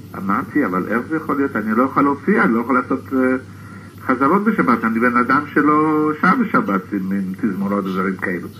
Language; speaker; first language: Hebrew; early bilingual, other home language; English